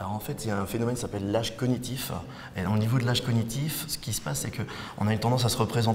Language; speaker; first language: French; native; French